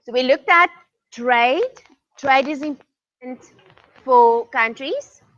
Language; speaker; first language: English; non-native, local second language; Afrikaans